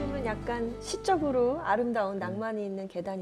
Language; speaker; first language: Korean; native; Korean